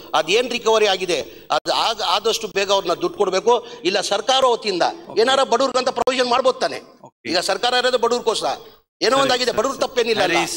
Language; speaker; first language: Kannada; non-native, local second language; Urdu